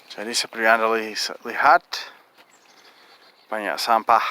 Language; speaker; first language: Indonesian; non-native, fluent; English